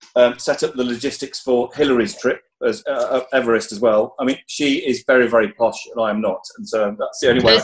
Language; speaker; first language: English; native; English